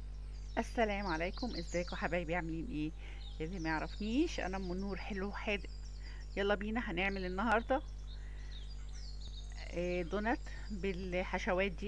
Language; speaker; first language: Arabic; native; Arabic